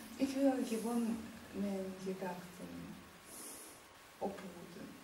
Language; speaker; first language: Dutch; non-native, learner; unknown